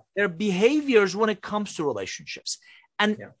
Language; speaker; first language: English; non-native, fluent; Persian